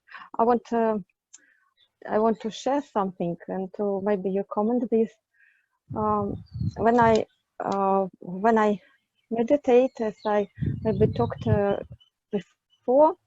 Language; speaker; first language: English; non-native, fluent; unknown